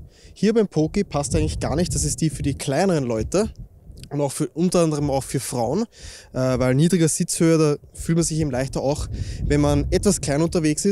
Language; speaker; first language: German; native; German